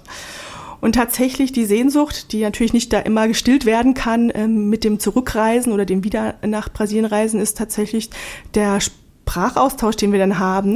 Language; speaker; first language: German; native; German